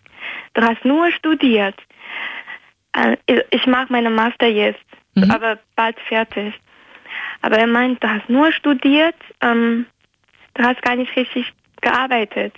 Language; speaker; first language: German; non-native, fluent; Chinese